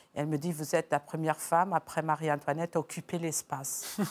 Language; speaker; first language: French; non-native, fluent; Portuguese